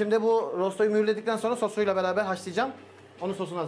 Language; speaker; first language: Turkish; native; Turkish